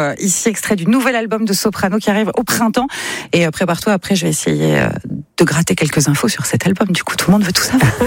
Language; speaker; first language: French; native; French